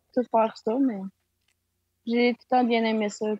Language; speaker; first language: French; native; French